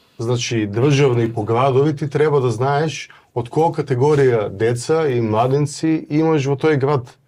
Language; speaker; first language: Macedonian; native; Macedonian